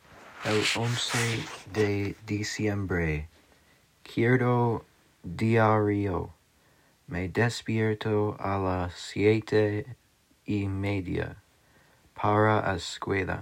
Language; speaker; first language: Spanish; non-native, learner; English